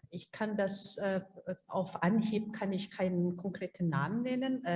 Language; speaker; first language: German; non-native, fluent; Korean